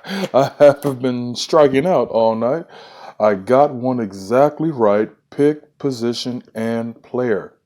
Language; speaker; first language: English; native; English